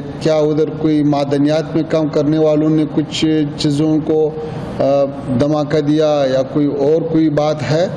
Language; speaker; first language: Hindi; non-native, fluent; Pashto